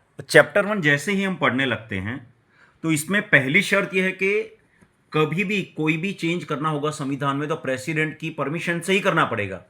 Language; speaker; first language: Hindi; non-native, local second language; Gujarati